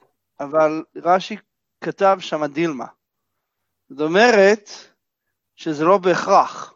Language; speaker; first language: Hebrew; non-native, fluent; English